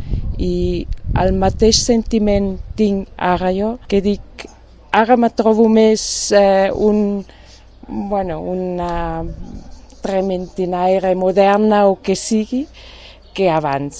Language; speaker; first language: Catalan; non-native, fluent; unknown